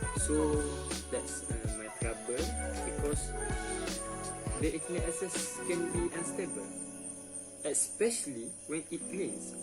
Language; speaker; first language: English; non-native, local second language; Malay